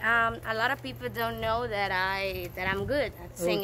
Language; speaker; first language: English; non-native, fluent; Spanish